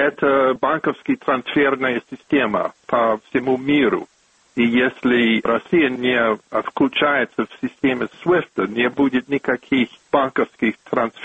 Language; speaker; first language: Russian; non-native, fluent; English